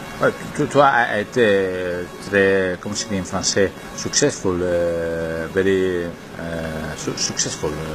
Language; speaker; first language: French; non-native, learner; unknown